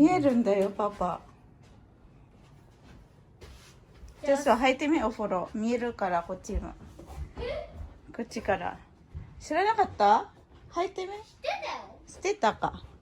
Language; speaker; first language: Japanese; non-native, fluent; Cebuano